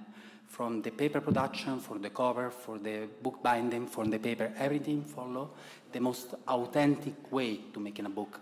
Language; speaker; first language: English; non-native, fluent; Italian